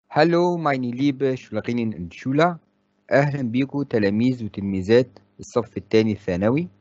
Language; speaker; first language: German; non-native, fluent; Arabic